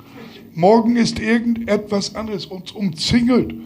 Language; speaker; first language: German; native; German